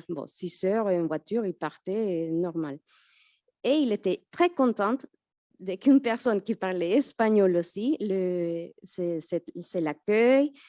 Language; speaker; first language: French; non-native, fluent; Spanish